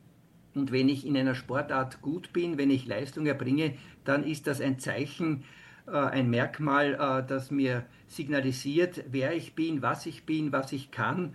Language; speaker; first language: German; native; German